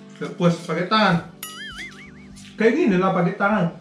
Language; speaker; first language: Indonesian; native; Indonesian